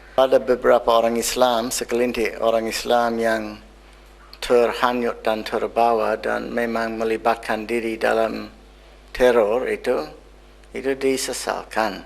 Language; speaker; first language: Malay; non-native, fluent; English